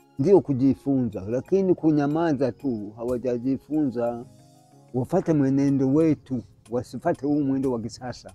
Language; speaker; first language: Swahili; non-native, local second language; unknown